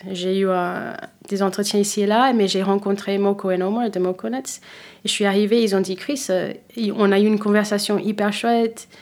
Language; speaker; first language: French; non-native, fluent; Kabuverdianu